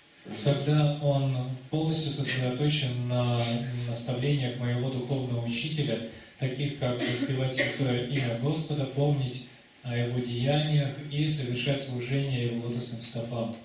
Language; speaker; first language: Russian; native; Russian